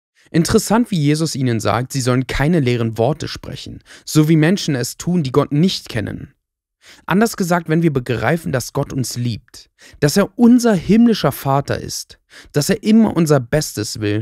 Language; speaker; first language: German; native; German